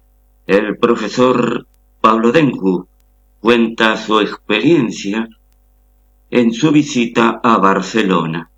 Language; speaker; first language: Spanish; native; Spanish